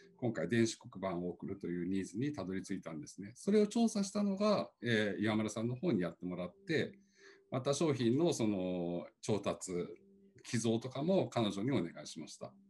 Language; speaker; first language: Japanese; native; Japanese